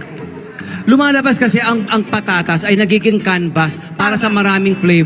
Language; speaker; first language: Filipino; native; Filipino